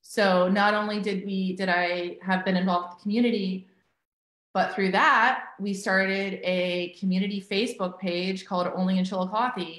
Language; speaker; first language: English; native; English